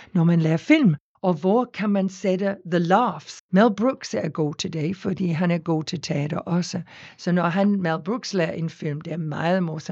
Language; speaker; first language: Danish; non-native, fluent; English